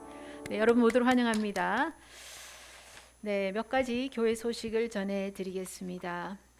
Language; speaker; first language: Korean; native; Korean